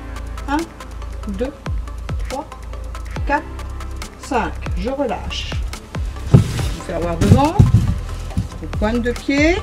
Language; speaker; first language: French; native; French